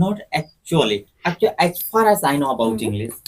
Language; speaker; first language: English; non-native, local second language; Odia